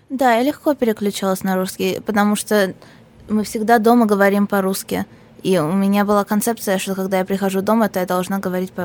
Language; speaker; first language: Russian; early bilingual, heritage; Russian